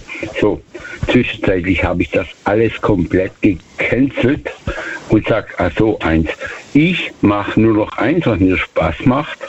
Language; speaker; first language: German; native; German